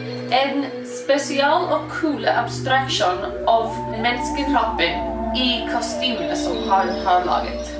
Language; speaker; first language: Norwegian; non-native, learner; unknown